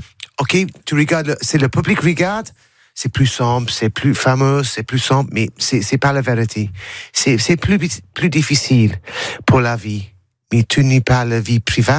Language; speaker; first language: French; non-native, learner; English